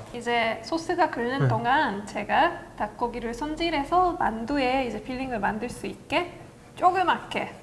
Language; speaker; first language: Korean; non-native, fluent; Hungarian